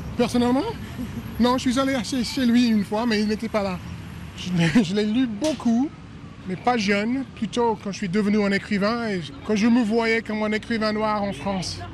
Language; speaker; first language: French; non-native, fluent; English